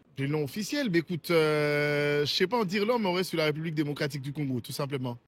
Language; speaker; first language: French; non-native, local second language; Lingala